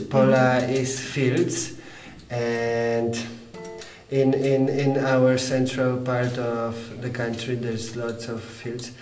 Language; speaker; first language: English; non-native, fluent; Polish